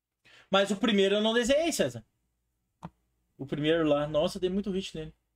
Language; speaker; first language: Portuguese; native; Portuguese